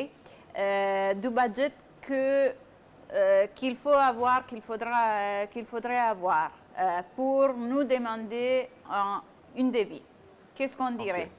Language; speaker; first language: French; non-native, fluent; Italian